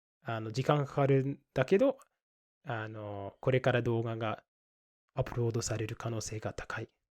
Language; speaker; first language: Japanese; non-native, fluent; English